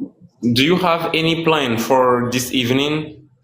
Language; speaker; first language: English; non-native, fluent; French